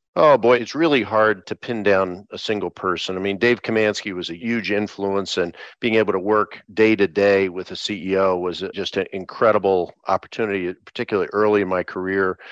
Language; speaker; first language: English; native; English